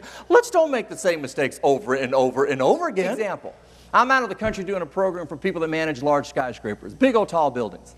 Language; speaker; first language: English; native; English